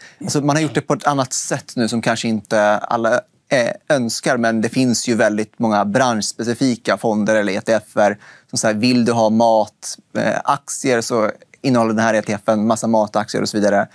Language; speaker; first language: Swedish; native; Swedish